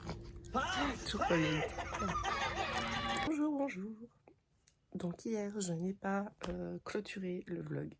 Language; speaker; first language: French; native; French